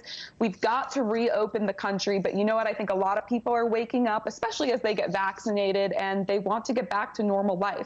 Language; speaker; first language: English; native; English